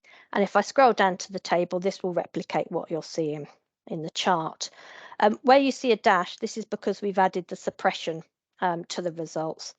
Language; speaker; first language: English; native; English